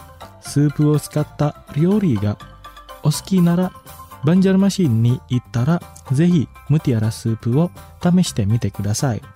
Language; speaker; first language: Japanese; non-native, fluent; Indonesian